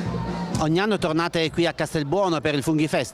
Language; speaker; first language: Italian; native; Italian